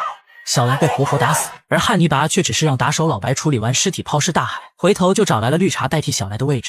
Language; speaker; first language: Chinese; native; Chinese